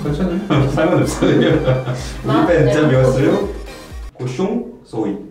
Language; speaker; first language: Korean; non-native, learner; French